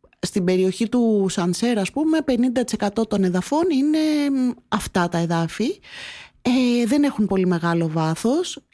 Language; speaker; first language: Greek; native; Greek